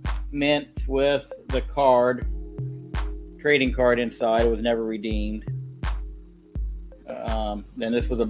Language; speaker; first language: English; native; English